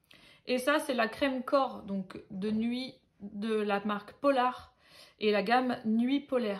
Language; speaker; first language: French; native; French